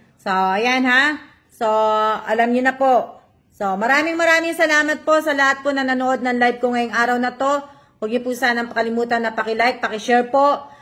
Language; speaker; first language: Filipino; native; Filipino